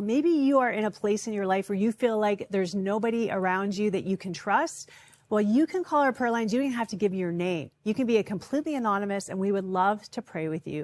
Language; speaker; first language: English; native; English